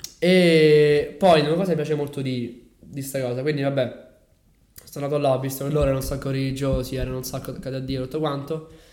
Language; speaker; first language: Italian; native; Italian